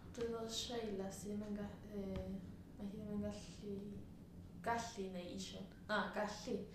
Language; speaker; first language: Welsh; non-native, learner; Spanish